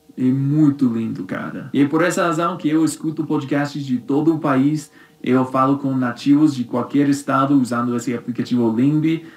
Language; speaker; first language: Portuguese; non-native, fluent; English